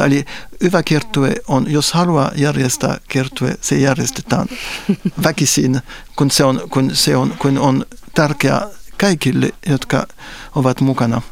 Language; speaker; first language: Finnish; non-native, fluent; French